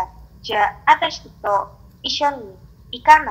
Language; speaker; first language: Japanese; non-native, learner; Indonesian